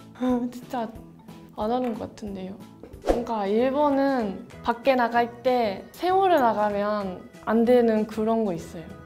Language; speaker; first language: Korean; non-native, fluent; Japanese